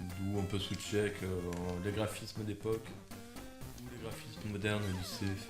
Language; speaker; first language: French; native; French